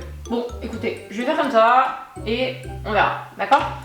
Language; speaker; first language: French; native; French